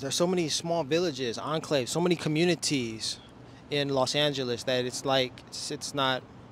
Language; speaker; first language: English; native; English